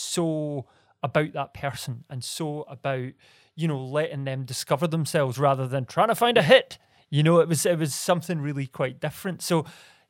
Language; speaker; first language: English; native; English